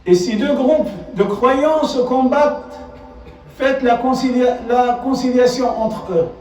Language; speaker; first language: French; non-native, local second language; Arabic